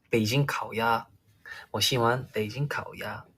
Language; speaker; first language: Chinese; non-native, learner; Korean